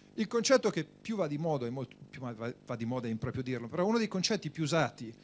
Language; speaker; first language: Italian; native; Italian